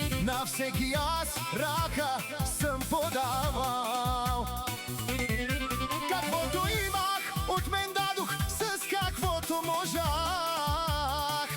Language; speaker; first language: Bulgarian; non-native, local second language; Romany